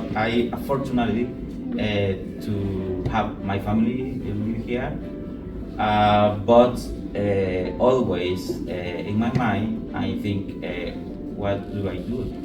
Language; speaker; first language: English; non-native, learner; Spanish